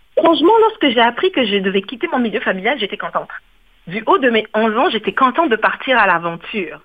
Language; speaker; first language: French; non-native, local second language; Kongo